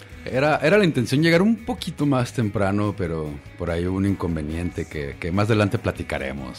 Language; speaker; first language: Spanish; native; Spanish